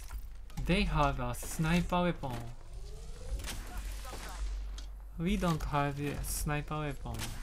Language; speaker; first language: English; non-native, learner; Japanese